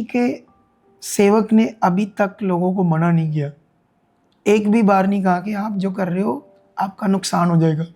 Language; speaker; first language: Hindi; non-native, local second language; Punjabi